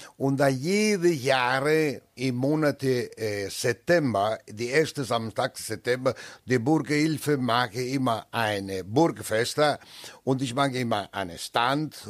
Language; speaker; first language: German; non-native, learner; Italian